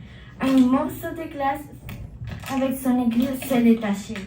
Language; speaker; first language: French; non-native, learner; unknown